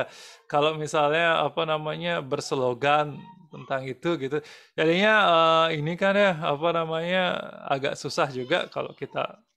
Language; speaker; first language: Indonesian; native; Indonesian